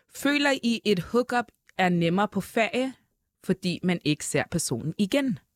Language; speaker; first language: Danish; early bilingual, other home language; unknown